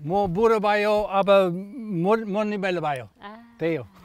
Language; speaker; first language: Nepali; non-native, learner; English